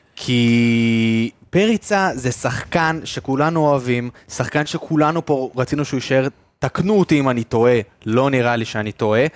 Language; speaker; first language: Hebrew; native; Hebrew